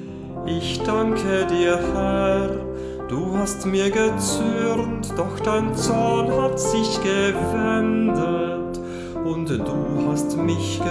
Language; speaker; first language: German; native; German